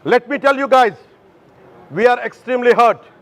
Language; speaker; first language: English; non-native, local second language; Telugu